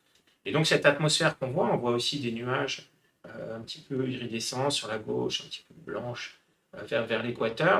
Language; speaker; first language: French; native; French